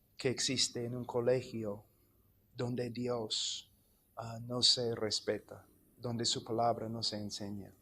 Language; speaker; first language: Spanish; non-native, fluent; English